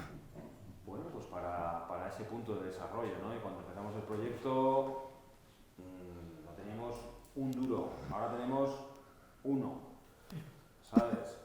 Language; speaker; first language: Spanish; native; Spanish